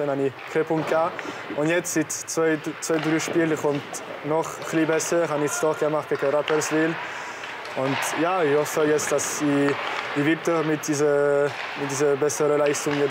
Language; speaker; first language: German; non-native, local second language; French